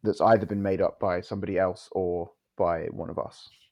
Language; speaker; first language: English; native; English